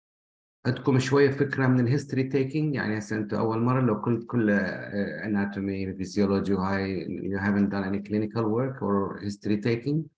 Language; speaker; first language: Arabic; native; Arabic